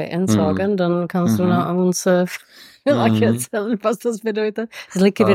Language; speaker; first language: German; non-native, fluent; Czech